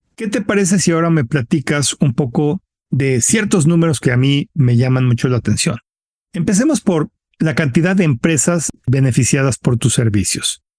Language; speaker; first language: Spanish; native; Spanish